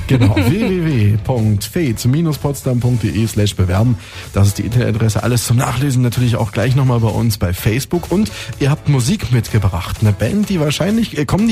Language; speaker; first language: German; native; German